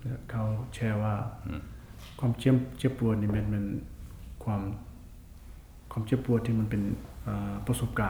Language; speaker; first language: Thai; native; Thai